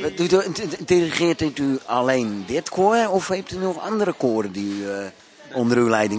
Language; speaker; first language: Dutch; native; Dutch